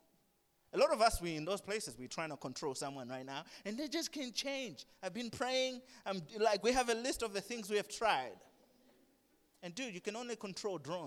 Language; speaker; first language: English; non-native, local second language; Nyanja